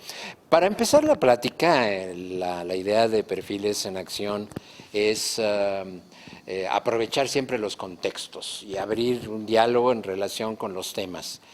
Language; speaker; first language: Spanish; native; Spanish